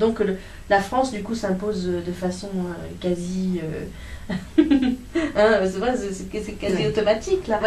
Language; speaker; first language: French; native; French